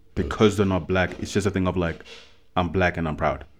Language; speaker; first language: English; native; English